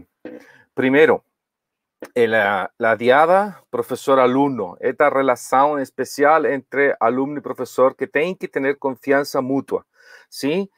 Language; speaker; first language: Portuguese; non-native, learner; Spanish